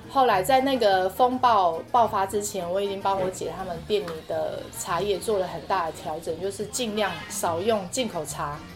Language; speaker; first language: Chinese; non-native, local second language; Amis